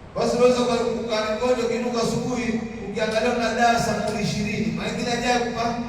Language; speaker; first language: Swahili; native; Swahili